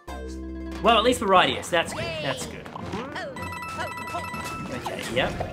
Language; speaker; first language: English; native; English